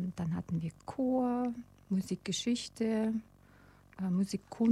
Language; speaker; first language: German; non-native, fluent; Russian